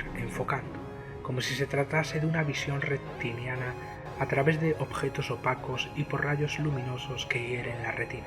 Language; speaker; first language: Spanish; native; Spanish